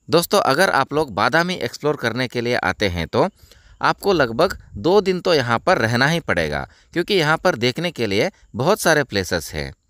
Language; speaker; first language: Hindi; non-native, local second language; Kannada